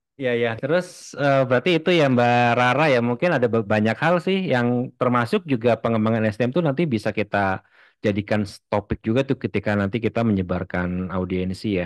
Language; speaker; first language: Indonesian; native; Indonesian